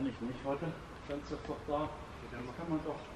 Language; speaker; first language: German; native; German